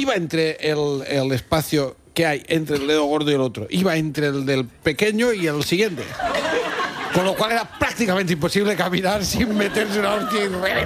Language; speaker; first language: Spanish; native; Spanish